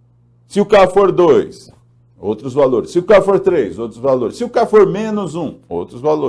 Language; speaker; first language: Portuguese; native; Portuguese